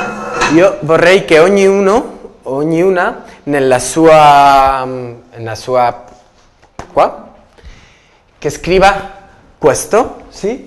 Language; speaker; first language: Italian; non-native, learner; Spanish